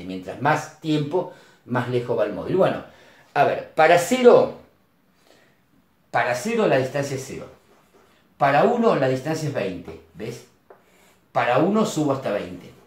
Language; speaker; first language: Spanish; native; Spanish